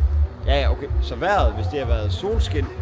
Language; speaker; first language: Danish; native; Danish